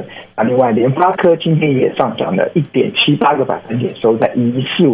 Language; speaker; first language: Chinese; native; Chinese